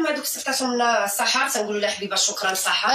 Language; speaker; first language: Arabic; native; Arabic